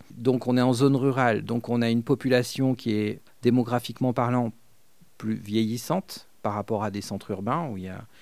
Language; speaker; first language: French; non-native, fluent; Spanish